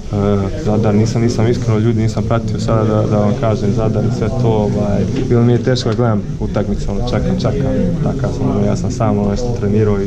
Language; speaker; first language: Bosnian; early bilingual, heritage; Croatian